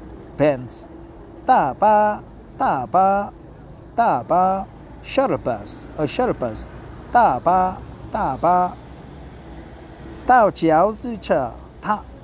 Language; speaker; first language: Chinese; non-native, learner; Korean